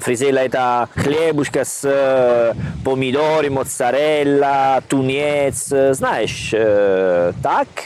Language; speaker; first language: Russian; non-native, learner; Italian